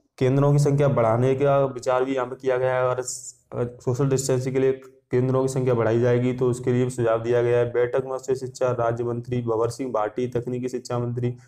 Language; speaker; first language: Hindi; native; Hindi